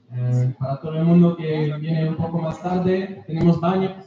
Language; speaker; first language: Spanish; non-native, learner; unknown